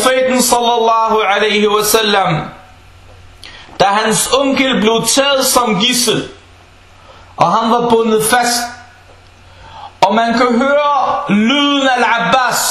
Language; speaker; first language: Danish; non-native, fluent; Arabic